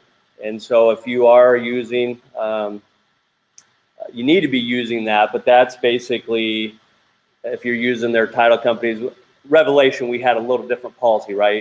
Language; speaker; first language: English; native; English